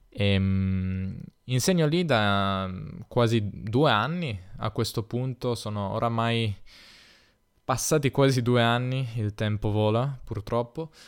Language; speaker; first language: Italian; native; Italian